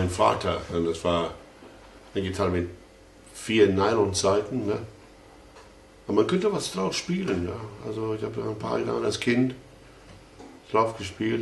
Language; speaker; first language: German; non-native, fluent; English